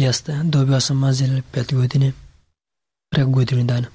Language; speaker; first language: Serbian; non-native, learner; Pashto